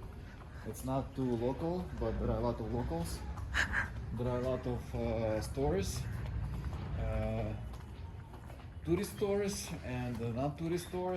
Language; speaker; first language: English; non-native, fluent; Russian